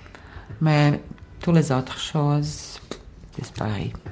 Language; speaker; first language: French; non-native, learner; Bosnian